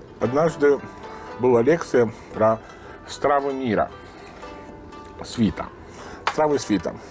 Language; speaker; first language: Russian; non-native, learner; Italian